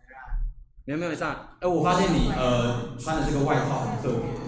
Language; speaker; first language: Chinese; native; Chinese